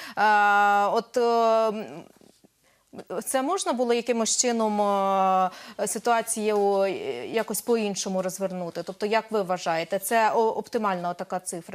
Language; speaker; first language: Ukrainian; native; Ukrainian